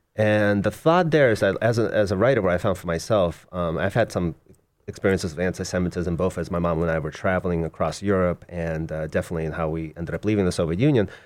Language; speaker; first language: English; early bilingual, other home language; Russian